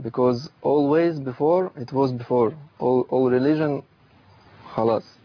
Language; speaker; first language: English; non-native, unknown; Russian